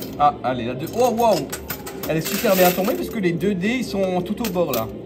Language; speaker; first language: French; native; French